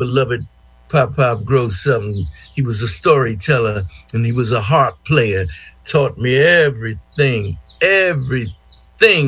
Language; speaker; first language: English; native; English